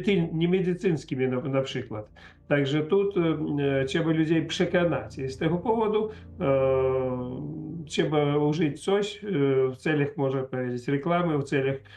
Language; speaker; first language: Polish; non-native, learner; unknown